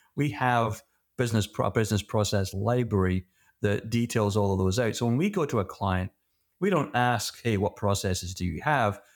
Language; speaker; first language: English; native; English